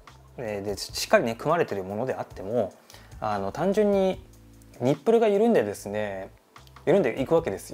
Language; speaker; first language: Japanese; native; Japanese